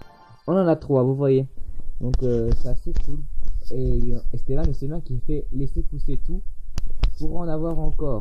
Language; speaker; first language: French; native; French